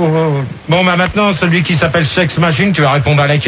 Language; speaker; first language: French; native; French